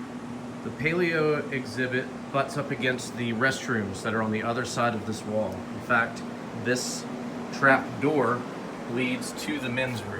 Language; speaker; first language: English; native; English